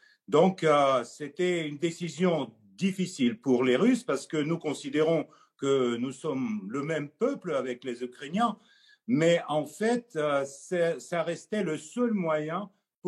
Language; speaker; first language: French; non-native, fluent; Russian